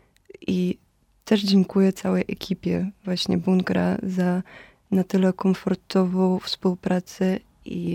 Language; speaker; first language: Polish; non-native, fluent; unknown